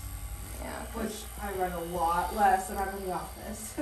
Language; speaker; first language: English; native; English